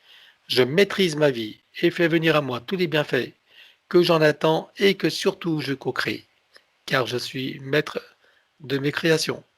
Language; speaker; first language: French; native; French